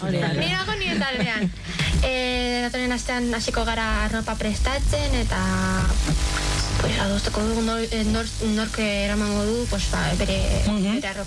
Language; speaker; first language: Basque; non-native, local second language; Spanish